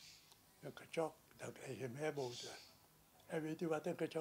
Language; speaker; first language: Dutch; non-native, local second language; Sranan Tongo